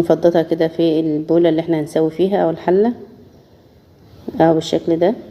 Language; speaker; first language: Arabic; native; Arabic